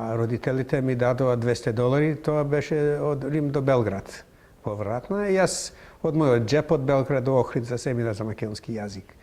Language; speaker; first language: Macedonian; non-native, fluent; English